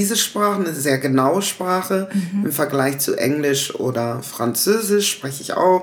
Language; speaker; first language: German; early bilingual, other home language; English